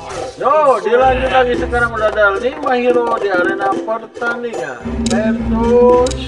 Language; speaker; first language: Indonesian; native; Indonesian